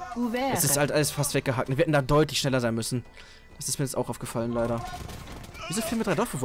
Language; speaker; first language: German; native; German